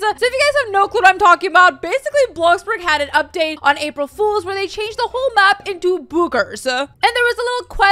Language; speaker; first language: English; native; English